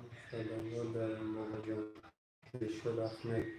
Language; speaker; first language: Turkish; non-native, learner; Tajik